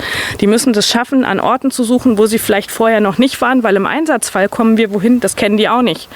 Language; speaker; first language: German; native; German